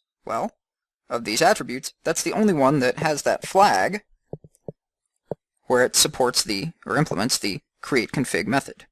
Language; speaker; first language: English; native; English